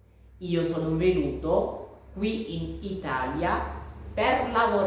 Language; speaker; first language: Italian; non-native, fluent; Bangla